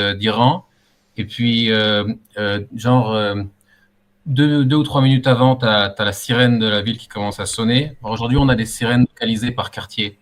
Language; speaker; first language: French; native; French